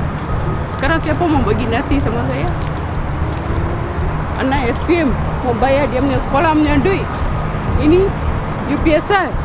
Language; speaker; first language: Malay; non-native, local second language; Tamil